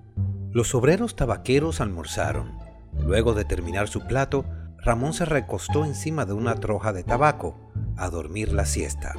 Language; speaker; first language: Spanish; native; Spanish